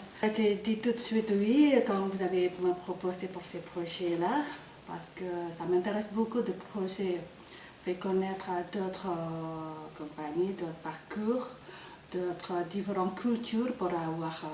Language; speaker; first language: French; non-native, fluent; Indonesian